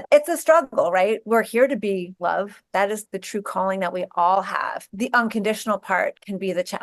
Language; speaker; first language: English; native; English